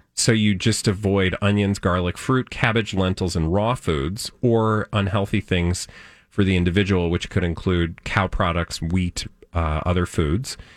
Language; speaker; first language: English; native; English